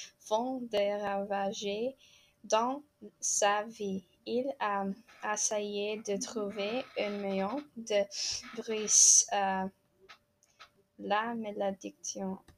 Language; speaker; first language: French; non-native, learner; English